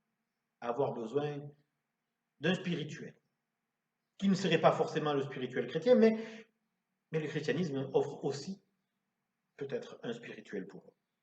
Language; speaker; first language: French; native; French